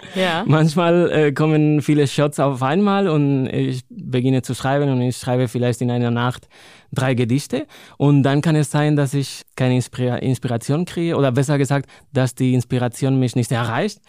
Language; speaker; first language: German; non-native, fluent; Spanish